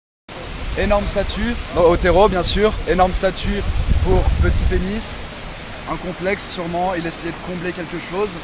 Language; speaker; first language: French; native; French